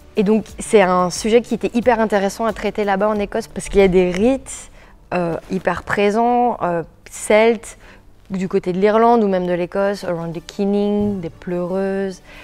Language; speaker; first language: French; native; French